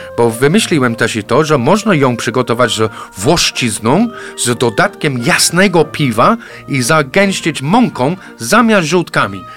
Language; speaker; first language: Polish; non-native, fluent; English